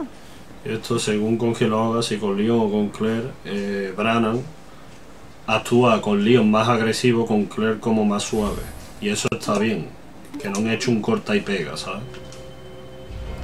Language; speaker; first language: Spanish; native; Spanish